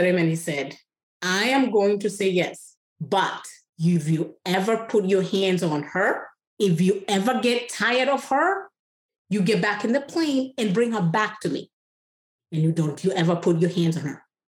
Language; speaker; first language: English; non-native, local second language; Kikuyu